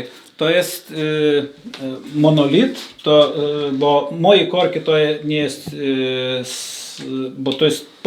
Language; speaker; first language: Polish; non-native, learner; Lithuanian